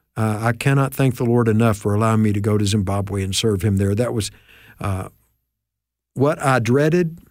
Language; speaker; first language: English; native; English